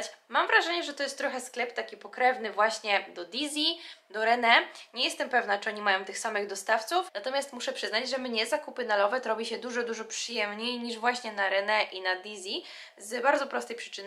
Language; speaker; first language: Polish; native; Polish